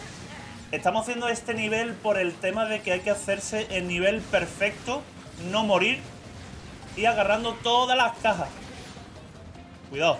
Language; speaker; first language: Spanish; native; Spanish